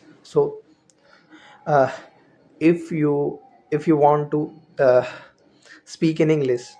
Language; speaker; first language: English; non-native, learner; Hindi